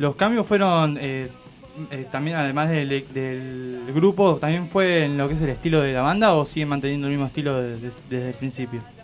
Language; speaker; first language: Spanish; native; Spanish